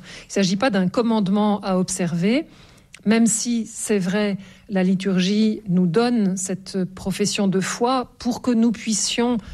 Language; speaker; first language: French; native; French